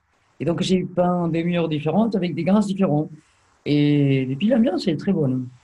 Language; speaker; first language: French; native; French